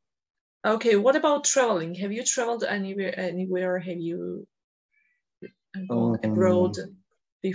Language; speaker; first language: English; non-native, fluent; Georgian